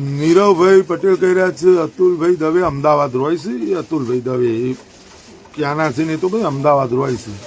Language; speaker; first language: Gujarati; native; Gujarati